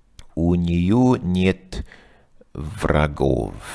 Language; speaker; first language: Russian; non-native, learner; English